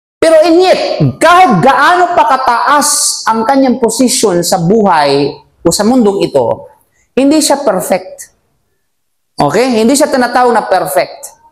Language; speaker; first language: Filipino; non-native, local second language; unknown